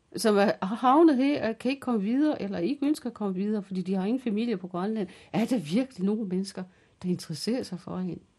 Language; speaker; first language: Danish; early bilingual, other home language; Kalaallisut